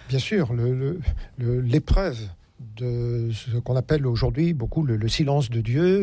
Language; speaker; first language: French; native; French